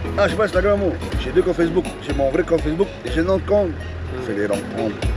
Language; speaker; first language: French; native; French